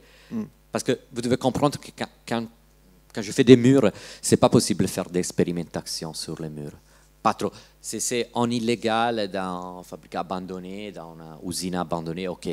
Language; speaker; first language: French; non-native, learner; Italian